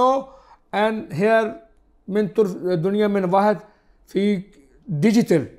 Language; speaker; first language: Arabic; non-native, learner; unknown